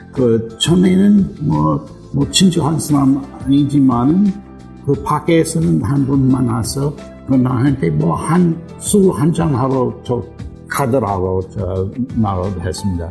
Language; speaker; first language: Korean; non-native, learner; English